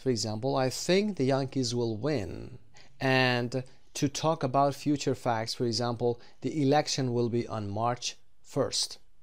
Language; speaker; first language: English; non-native, fluent; Persian